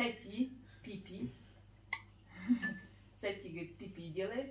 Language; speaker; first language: Russian; native; Russian